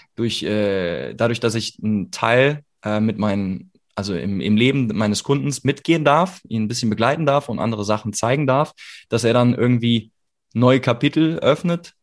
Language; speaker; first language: German; native; German